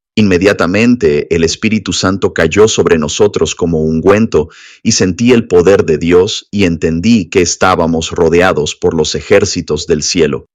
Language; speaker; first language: Spanish; non-native, fluent; English